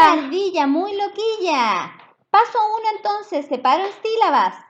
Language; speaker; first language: Spanish; native; Spanish